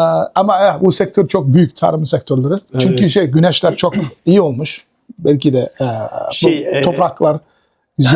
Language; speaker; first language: Turkish; non-native, learner; Uyghur